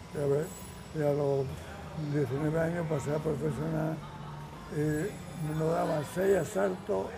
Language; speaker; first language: Spanish; native; Spanish